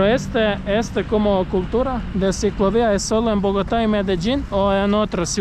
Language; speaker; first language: Spanish; non-native, learner; Croatian